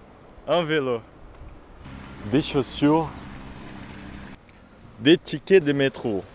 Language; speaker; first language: French; non-native, fluent; Portuguese